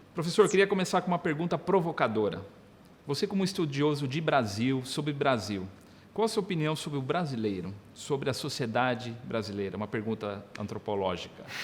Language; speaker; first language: Portuguese; native; Portuguese